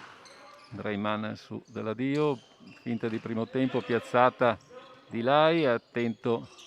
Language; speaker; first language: Italian; native; Italian